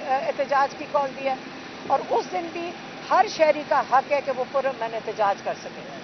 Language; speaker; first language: Urdu; native; Urdu